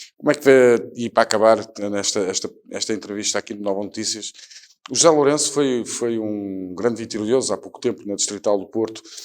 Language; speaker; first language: Portuguese; native; Portuguese